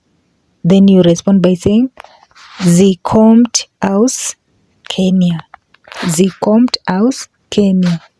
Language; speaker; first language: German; non-native, learner; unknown